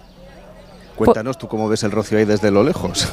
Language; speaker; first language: Spanish; native; Spanish